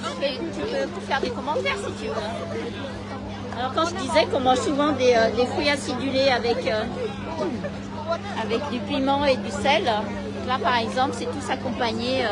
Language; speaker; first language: French; early bilingual, other home language; Vietnamese